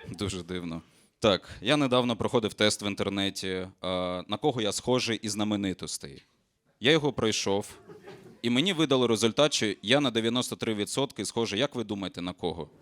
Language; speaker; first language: Ukrainian; non-native, local second language; Russian